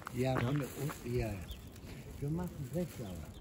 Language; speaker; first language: German; non-native, learner; Turkish